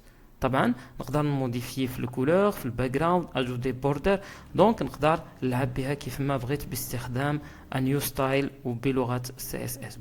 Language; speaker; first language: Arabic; native; Arabic